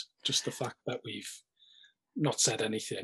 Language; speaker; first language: English; native; English